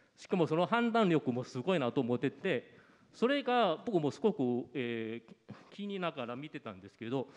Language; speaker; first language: Japanese; non-native, fluent; Malay